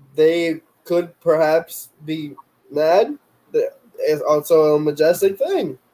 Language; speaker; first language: English; non-native, fluent; Spanish